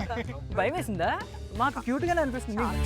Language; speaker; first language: Telugu; native; Telugu